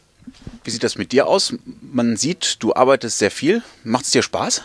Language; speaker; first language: German; native; German